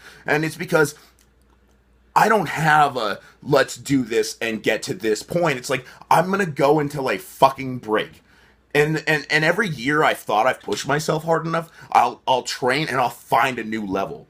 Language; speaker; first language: English; native; English